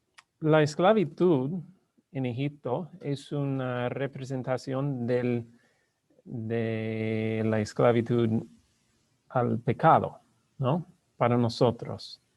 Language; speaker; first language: Spanish; non-native, learner; English